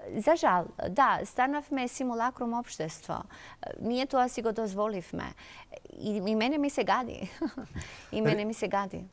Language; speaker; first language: Macedonian; non-native, local second language; Albanian